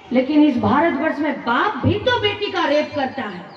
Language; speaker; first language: Hindi; non-native, local second language; Bangla